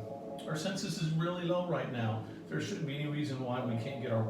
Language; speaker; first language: English; native; English